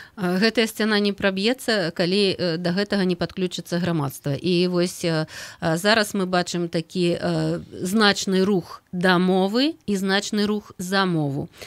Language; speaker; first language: Belarusian; native; Belarusian